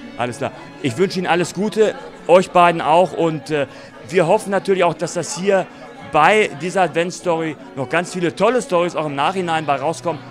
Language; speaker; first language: German; native; German